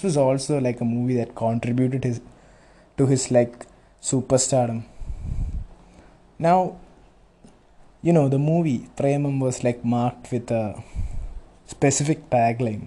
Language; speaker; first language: English; non-native, local second language; Malayalam